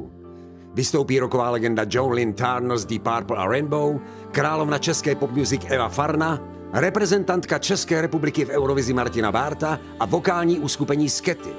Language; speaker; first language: Czech; native; Czech